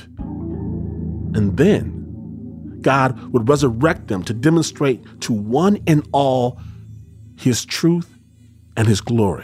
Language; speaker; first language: English; native; English